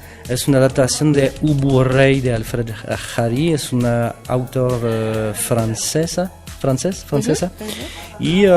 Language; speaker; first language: Spanish; non-native, learner; French